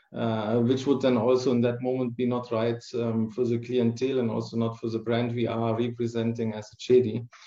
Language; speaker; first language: English; non-native, fluent; German